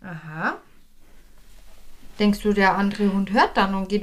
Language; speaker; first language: German; native; German